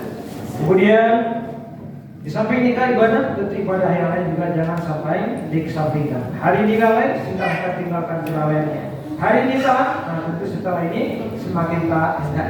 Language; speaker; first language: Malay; non-native, local second language; Minangkabau